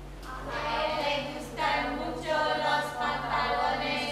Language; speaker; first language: Spanish; non-native, learner; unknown